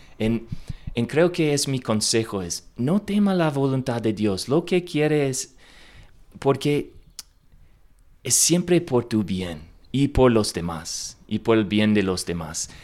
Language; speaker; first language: Spanish; non-native, learner; English